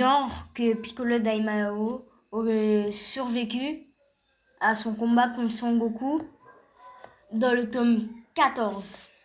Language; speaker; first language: French; native; French